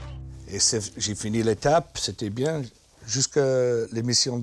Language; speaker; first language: French; non-native, fluent; English